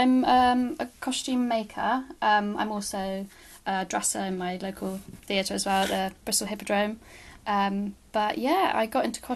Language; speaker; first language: English; native; English